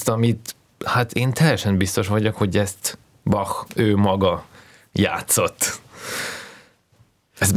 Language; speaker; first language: Hungarian; non-native, learner; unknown